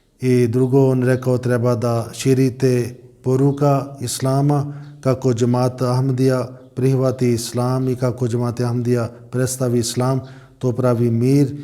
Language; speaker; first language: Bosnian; non-native, fluent; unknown